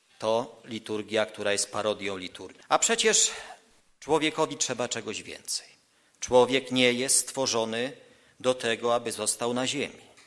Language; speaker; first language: Polish; native; Polish